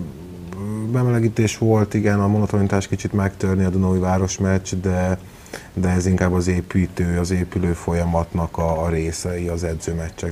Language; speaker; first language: Hungarian; native; Hungarian